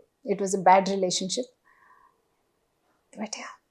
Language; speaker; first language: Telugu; non-native, learner; Hindi